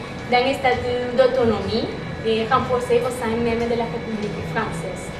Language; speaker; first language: French; non-native, learner; Spanish